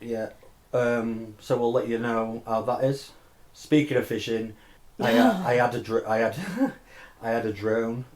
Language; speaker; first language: English; native; English